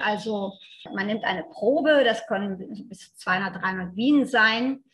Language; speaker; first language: German; native; German